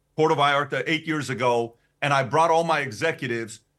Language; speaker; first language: English; early bilingual, other home language; Persian